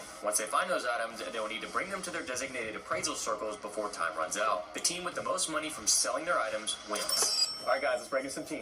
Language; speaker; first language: English; native; English